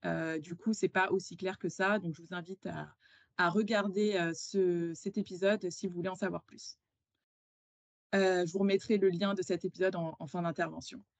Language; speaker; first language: French; native; French